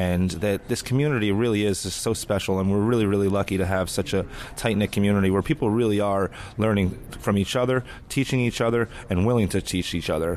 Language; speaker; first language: English; native; English